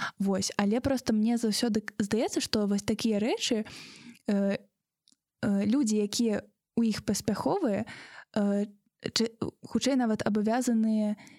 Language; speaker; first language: Belarusian; non-native, local second language; Russian